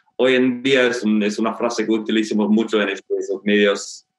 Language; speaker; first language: Spanish; non-native, fluent; English